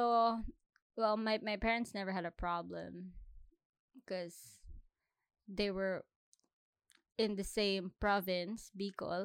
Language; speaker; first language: English; non-native, local second language; Filipino